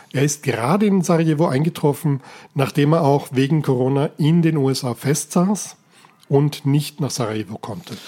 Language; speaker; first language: German; native; German